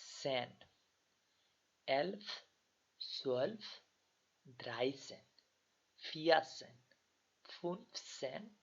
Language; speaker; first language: German; non-native, learner; Bangla